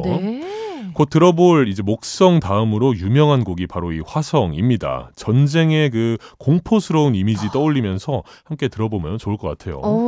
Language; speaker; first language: Korean; native; Korean